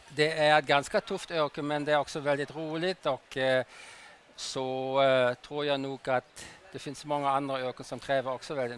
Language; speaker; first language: Swedish; non-native, fluent; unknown